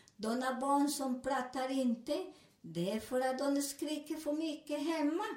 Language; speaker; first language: Swedish; non-native, learner; Spanish